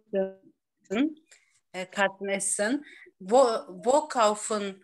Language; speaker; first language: German; non-native, learner; Turkish